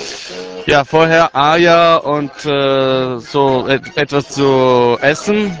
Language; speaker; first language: German; non-native, learner; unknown